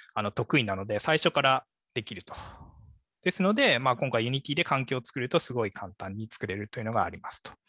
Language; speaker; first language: Japanese; native; Japanese